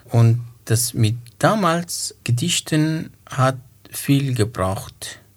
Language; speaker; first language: German; non-native, learner; Kurdish